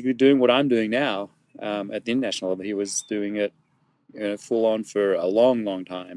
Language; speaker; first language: English; native; English